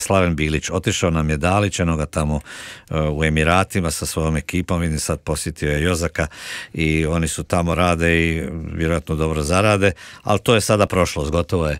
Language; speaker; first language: Croatian; native; Croatian